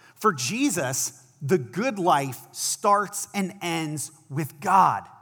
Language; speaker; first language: English; native; English